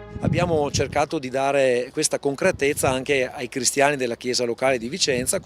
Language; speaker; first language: Italian; native; Italian